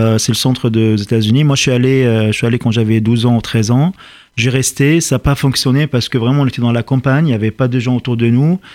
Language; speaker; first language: French; non-native, fluent; Arabic